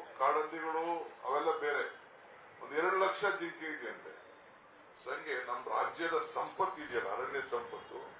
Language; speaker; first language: Kannada; native; Kannada